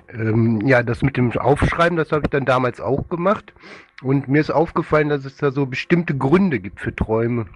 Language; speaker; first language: German; native; German